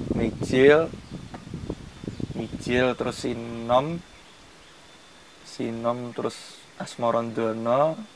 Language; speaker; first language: Javanese; non-native, local second language; Indonesian